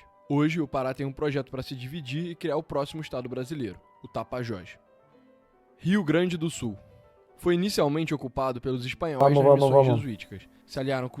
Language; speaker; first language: Portuguese; native; Portuguese